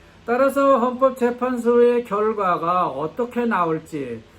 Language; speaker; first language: Korean; native; Korean